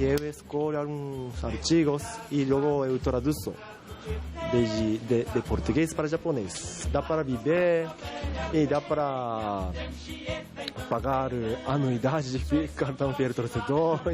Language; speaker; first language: Portuguese; non-native, learner; Japanese